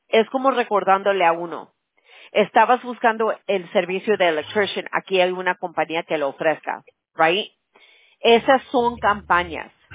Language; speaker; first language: Spanish; early bilingual, heritage; Spanish